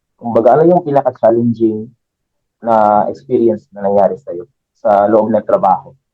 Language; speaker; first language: Filipino; native; Filipino